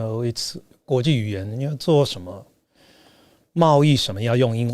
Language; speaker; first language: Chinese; non-native, fluent; English